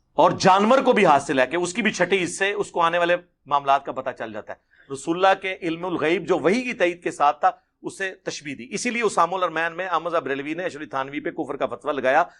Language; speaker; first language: Urdu; non-native, local second language; Punjabi